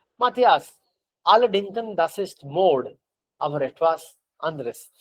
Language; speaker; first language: German; non-native, fluent; Hindi